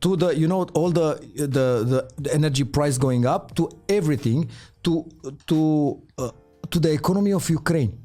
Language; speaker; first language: English; non-native, fluent; Romanian